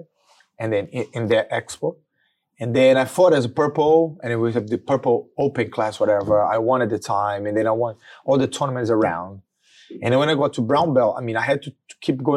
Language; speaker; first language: English; non-native, fluent; Portuguese